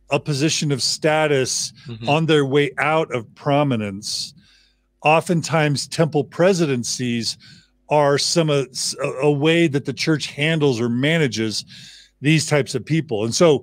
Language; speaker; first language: English; native; English